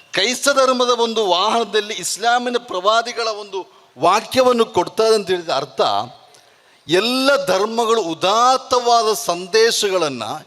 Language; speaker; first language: Kannada; non-native, local second language; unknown